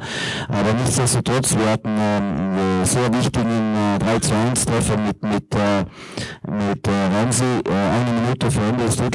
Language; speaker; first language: German; native; German